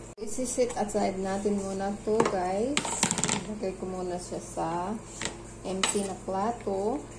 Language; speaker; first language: Filipino; non-native, local second language; Hiligaynon